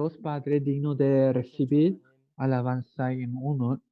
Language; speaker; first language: Spanish; non-native, learner; Korean